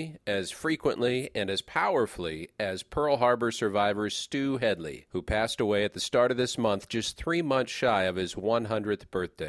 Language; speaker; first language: English; native; English